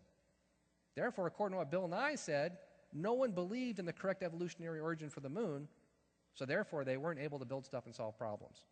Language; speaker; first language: English; native; English